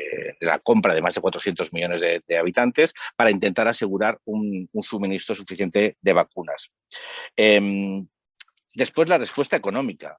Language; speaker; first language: Spanish; native; Spanish